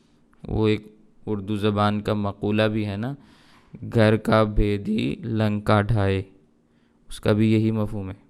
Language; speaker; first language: Urdu; native; Urdu